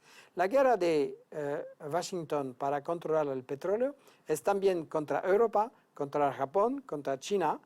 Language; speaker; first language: Spanish; non-native, fluent; French